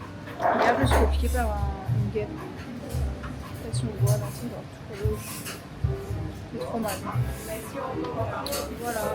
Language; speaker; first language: French; native; French